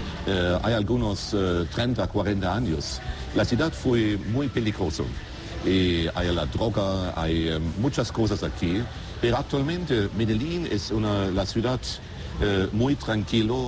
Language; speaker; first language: Spanish; non-native, learner; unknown